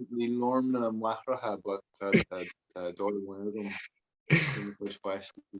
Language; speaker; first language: Irish; native; Irish